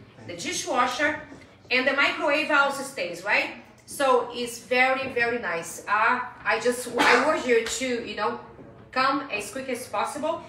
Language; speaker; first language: English; non-native, fluent; Portuguese